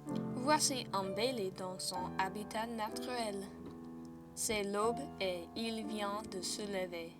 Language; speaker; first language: French; non-native, fluent; English